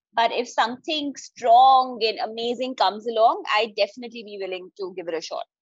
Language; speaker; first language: English; non-native, local second language; Hindi